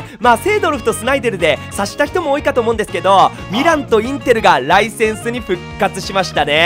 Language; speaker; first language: Japanese; native; Japanese